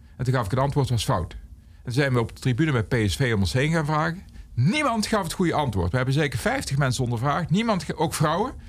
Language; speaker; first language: Dutch; native; Dutch